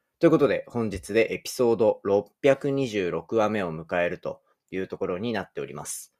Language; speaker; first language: Japanese; native; Japanese